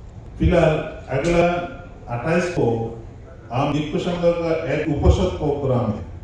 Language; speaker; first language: Hindi; non-native, learner; Bangla